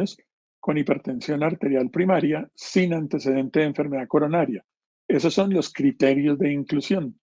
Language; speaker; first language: Spanish; native; Spanish